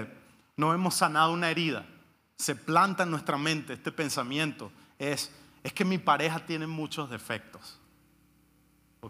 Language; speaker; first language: Spanish; native; Spanish